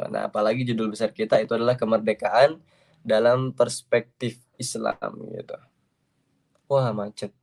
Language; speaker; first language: Indonesian; native; Indonesian